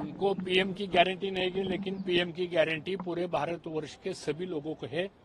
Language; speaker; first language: Hindi; non-native, local second language; Marathi